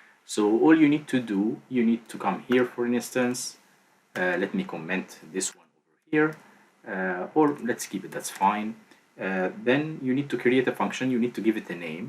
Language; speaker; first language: English; non-native, fluent; Arabic